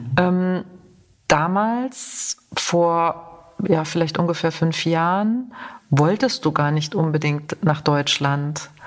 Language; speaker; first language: German; native; German